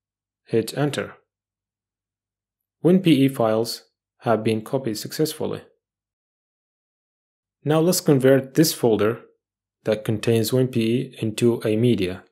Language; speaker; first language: English; non-native, fluent; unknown